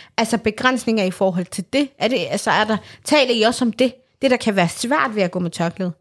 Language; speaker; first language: Danish; early bilingual, other home language; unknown